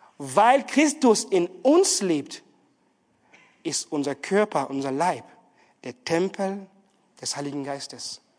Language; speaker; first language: German; non-native, fluent; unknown